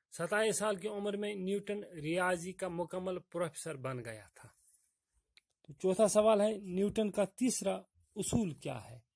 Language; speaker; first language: Urdu; non-native, local second language; Kashmiri